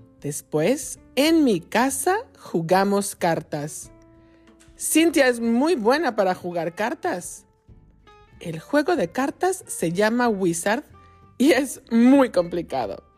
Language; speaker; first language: Spanish; non-native, fluent; English